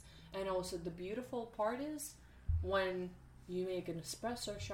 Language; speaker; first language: English; non-native, fluent; Russian